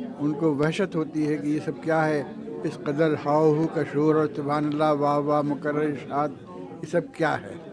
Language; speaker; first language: Urdu; native; Urdu